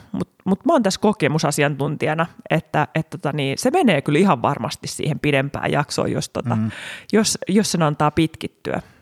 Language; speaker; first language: Finnish; native; Finnish